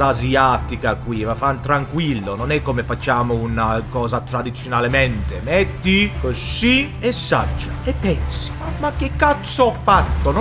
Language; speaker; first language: Italian; non-native, learner; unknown